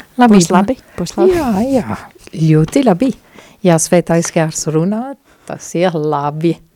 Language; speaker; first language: Latvian; non-native, fluent; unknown